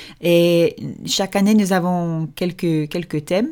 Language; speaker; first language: French; non-native, fluent; English